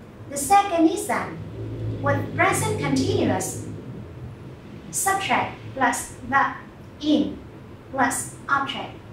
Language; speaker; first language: English; non-native, fluent; Vietnamese